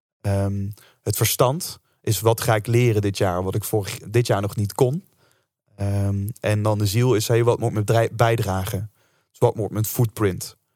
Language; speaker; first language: Dutch; native; Dutch